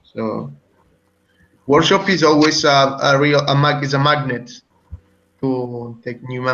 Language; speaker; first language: English; non-native, fluent; Italian